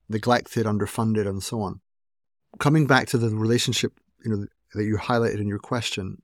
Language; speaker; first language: English; native; English